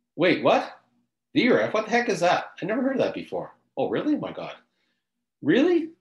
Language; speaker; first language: English; native; English